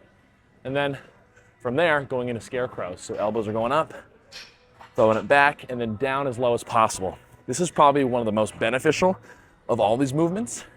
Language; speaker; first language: English; native; English